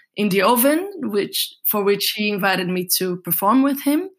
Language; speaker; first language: English; non-native, fluent; Portuguese